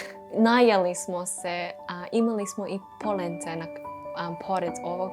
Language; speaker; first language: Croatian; non-native, learner; English